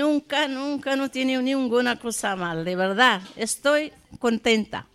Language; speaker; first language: Spanish; non-native, learner; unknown